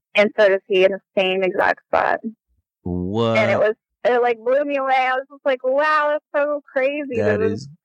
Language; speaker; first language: English; native; English